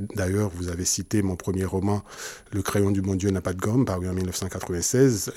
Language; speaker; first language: French; non-native, local second language; Haitian Creole